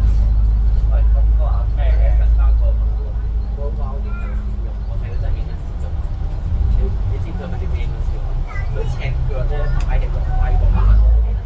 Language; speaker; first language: Cantonese; native; Cantonese